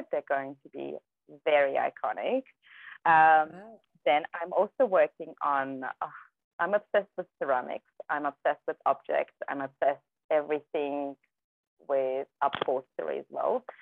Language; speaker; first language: English; non-native, fluent; German